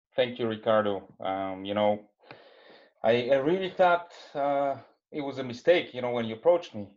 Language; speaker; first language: English; non-native, fluent; Bulgarian